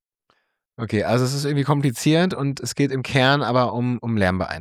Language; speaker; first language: German; native; German